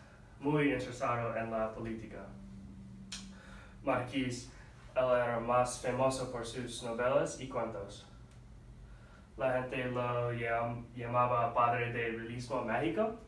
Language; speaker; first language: Spanish; non-native, learner; English